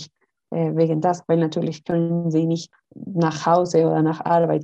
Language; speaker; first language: German; non-native, learner; Spanish